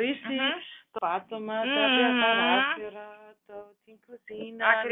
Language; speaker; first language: Greek; non-native, learner; German